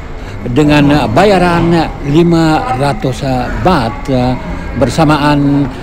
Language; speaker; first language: Malay; native; Malay